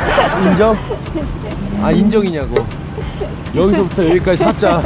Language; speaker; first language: Korean; native; Korean